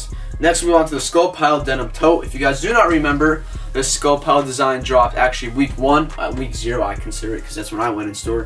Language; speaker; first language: English; native; English